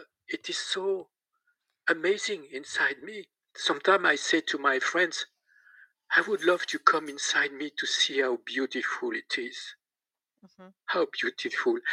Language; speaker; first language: English; non-native, learner; French